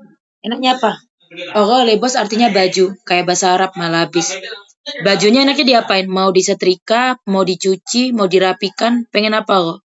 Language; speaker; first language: Indonesian; native; Indonesian